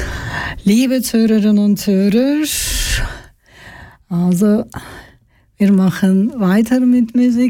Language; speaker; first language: German; non-native, fluent; Georgian